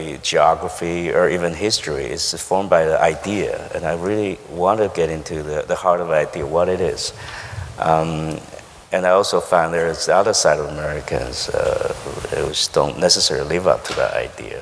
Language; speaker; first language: English; non-native, fluent; Chinese